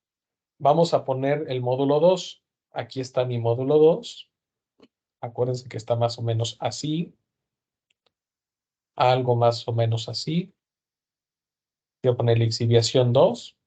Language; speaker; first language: Spanish; native; Spanish